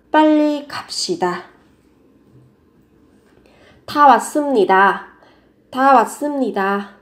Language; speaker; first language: Korean; non-native, fluent; Vietnamese